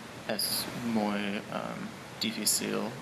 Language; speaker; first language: Spanish; non-native, learner; English